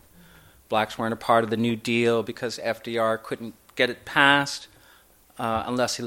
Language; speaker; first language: English; native; English